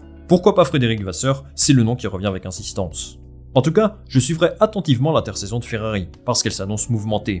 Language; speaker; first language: French; native; French